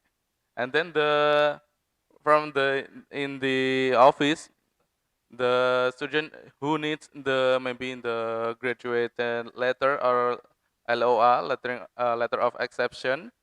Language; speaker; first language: English; non-native, fluent; Indonesian